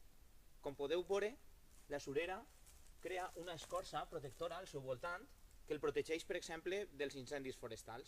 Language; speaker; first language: Catalan; native; Catalan